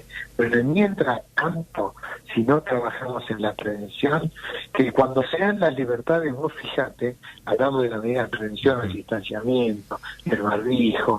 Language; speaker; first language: Spanish; native; Spanish